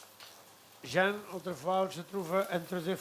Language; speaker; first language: French; non-native, fluent; Catalan